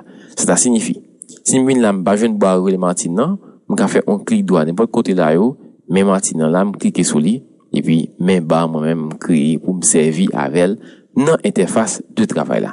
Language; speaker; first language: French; non-native, local second language; Haitian Creole